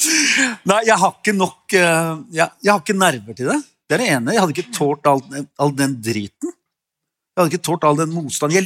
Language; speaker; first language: Norwegian; native; Norwegian